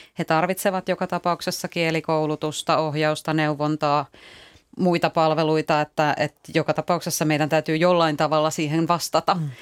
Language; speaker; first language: Finnish; native; Finnish